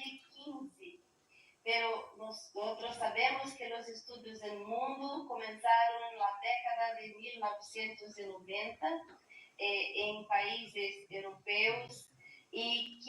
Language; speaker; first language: Spanish; non-native, learner; Portuguese